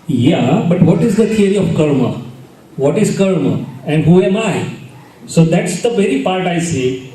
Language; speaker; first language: English; non-native, local second language; Gujarati